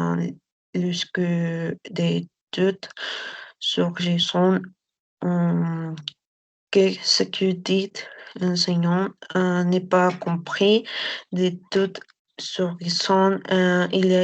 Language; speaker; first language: French; non-native, learner; Spanish